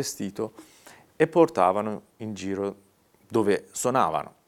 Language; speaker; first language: Italian; non-native, fluent; Persian